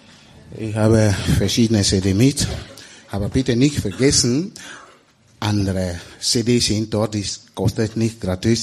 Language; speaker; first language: German; non-native, learner; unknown